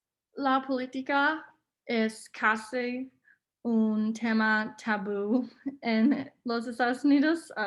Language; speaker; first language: Spanish; non-native, learner; English